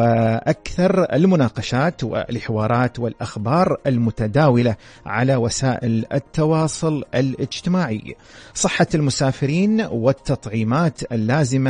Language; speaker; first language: Arabic; native; Arabic